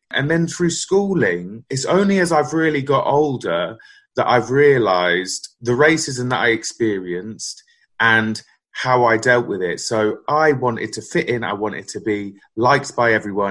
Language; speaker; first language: English; native; English